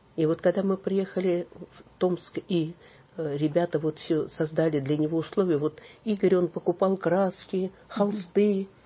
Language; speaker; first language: Russian; non-native, local second language; Armenian